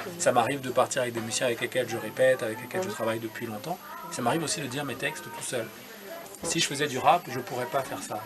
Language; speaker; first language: French; non-native, local second language; Duala